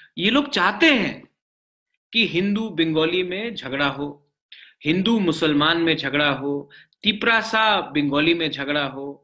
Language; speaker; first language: Hindi; non-native, local second language; Bangla